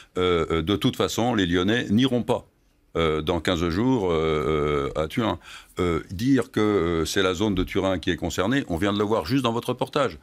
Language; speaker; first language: French; native; French